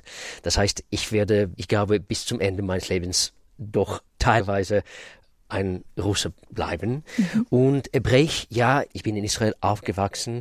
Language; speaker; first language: German; non-native, fluent; Russian